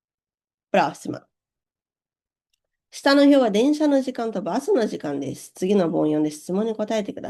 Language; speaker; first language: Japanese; non-native, learner; Portuguese